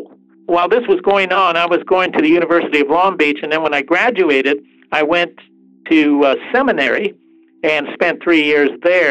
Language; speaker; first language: English; early bilingual, other home language; Spanish